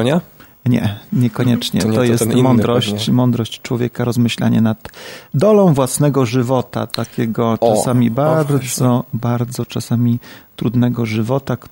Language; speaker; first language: Polish; native; Polish